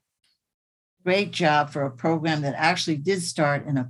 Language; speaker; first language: English; native; English